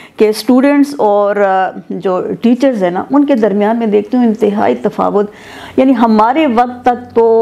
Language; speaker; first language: Urdu; non-native, local second language; Persian